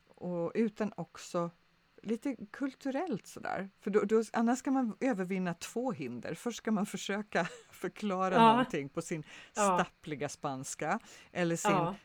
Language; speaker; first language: Swedish; native; Swedish